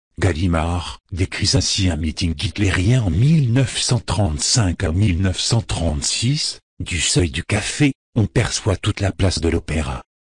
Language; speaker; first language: French; native; French